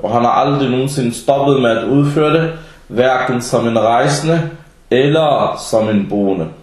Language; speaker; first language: Danish; early bilingual, other home language; Arabic